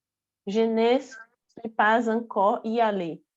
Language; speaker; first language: French; non-native, learner; Portuguese